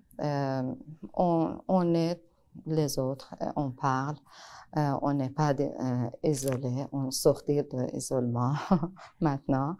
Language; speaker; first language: French; non-native, learner; Persian